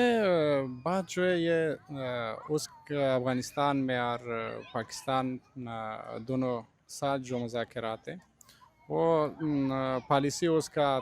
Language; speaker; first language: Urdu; non-native, learner; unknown